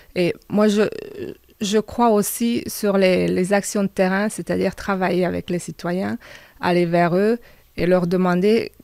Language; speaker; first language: French; non-native, fluent; Hungarian